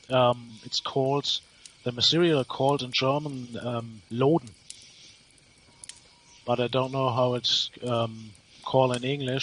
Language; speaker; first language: English; non-native, learner; German